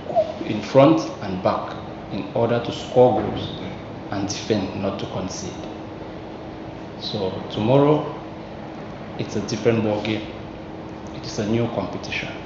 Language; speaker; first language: English; non-native, local second language; Swahili